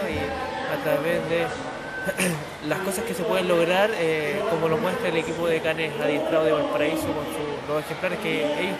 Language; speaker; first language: Spanish; native; Spanish